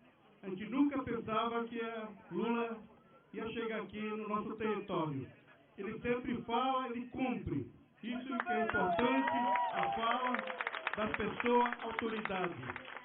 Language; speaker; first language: Portuguese; non-native, local second language; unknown